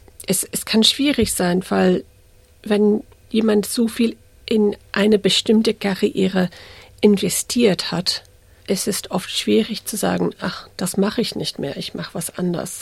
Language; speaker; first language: German; early bilingual, heritage; English